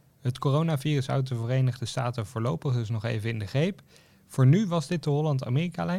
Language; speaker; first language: Dutch; native; Dutch